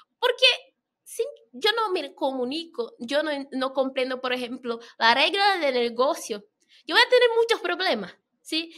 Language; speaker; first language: Spanish; non-native, fluent; Portuguese